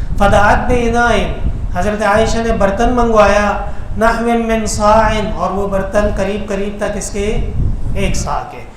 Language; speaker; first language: Urdu; non-native, local second language; Pashto